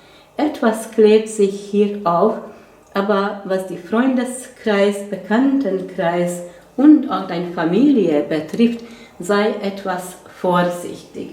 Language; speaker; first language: German; non-native, fluent; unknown